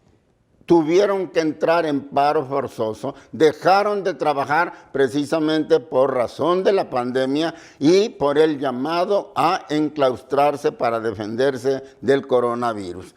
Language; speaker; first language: Spanish; native; Spanish